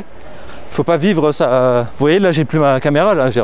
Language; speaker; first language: French; native; French